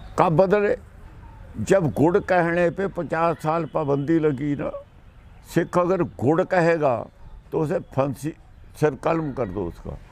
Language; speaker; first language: Hindi; non-native, local second language; Punjabi